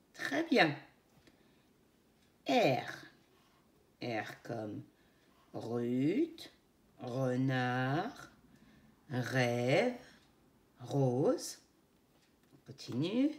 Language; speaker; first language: French; native; French